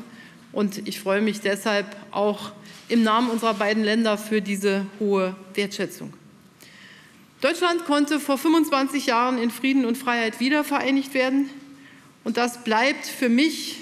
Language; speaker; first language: German; native; German